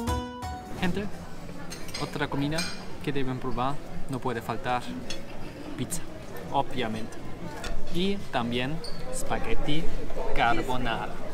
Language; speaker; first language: Spanish; non-native, learner; German